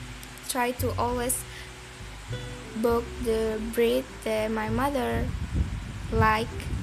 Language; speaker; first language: English; non-native, learner; Indonesian